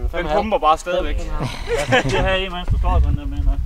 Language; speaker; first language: Danish; native; Danish